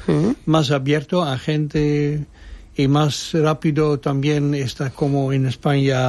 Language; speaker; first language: Spanish; non-native, learner; Dutch